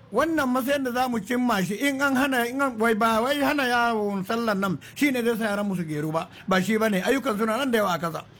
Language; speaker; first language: Hausa; non-native, local second language; Fula